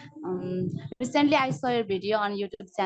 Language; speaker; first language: English; non-native, learner; Nepali